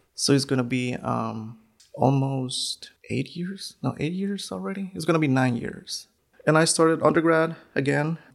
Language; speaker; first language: English; non-native, fluent; Spanish